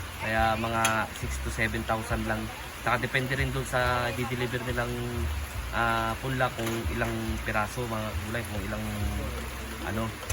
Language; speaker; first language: Filipino; native; Filipino